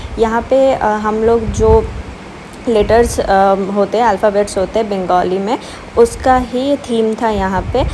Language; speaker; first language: Hindi; non-native, local second language; Bangla